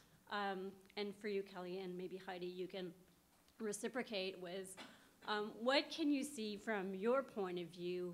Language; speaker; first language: English; native; English